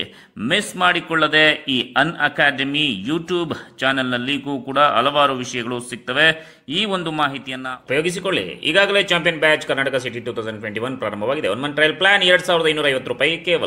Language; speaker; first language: Kannada; native; Kannada